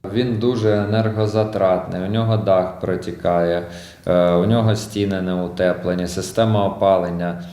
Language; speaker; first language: Ukrainian; native; Ukrainian